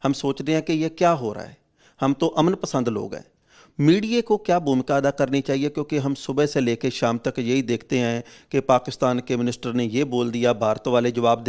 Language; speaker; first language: Hindi; non-native, local second language; Punjabi